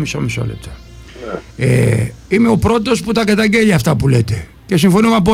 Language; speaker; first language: Greek; native; Greek